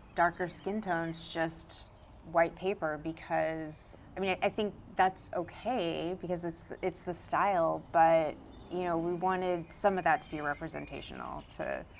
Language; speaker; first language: English; native; English